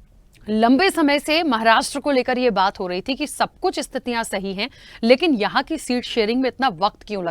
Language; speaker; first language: Hindi; native; Hindi